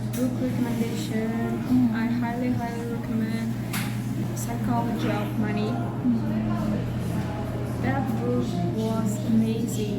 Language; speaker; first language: English; non-native, learner; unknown